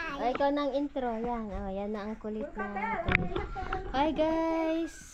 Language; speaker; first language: Filipino; non-native, local second language; Iloko